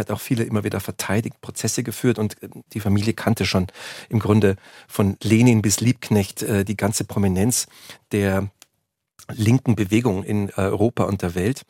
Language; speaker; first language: German; native; German